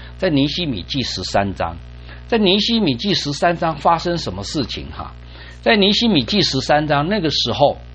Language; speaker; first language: Chinese; native; Chinese